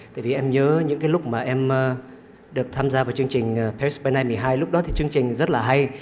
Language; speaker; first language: Vietnamese; native; Vietnamese